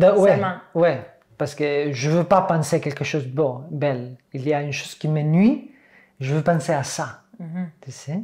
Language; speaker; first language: French; non-native, fluent; Catalan